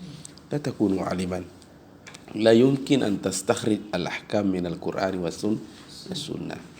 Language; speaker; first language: Arabic; non-native, fluent; Indonesian